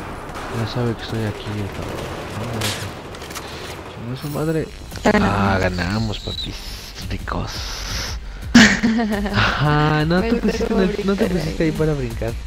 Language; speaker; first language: Spanish; native; Spanish